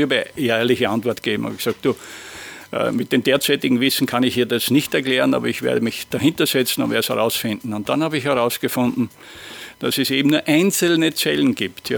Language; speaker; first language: German; native; German